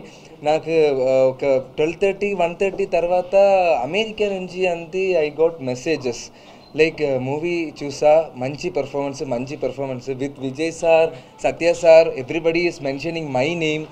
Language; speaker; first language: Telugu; non-native, learner; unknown